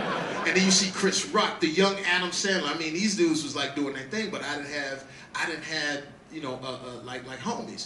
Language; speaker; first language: English; native; English